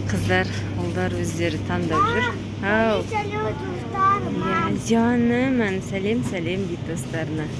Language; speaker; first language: Kazakh; native; Kazakh